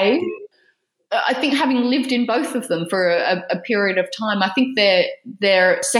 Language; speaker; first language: English; native; English